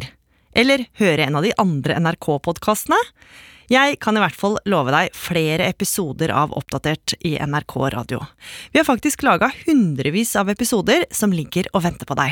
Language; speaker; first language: Norwegian; native; Norwegian